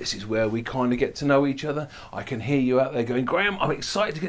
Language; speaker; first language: English; native; English